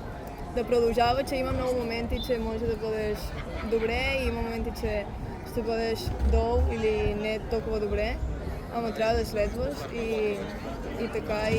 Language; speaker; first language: Bulgarian; early bilingual, heritage; Bulgarian